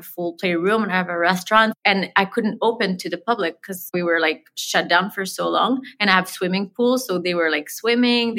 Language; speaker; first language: English; non-native, fluent; French